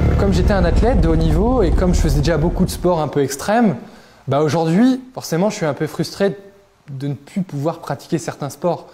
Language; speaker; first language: French; native; French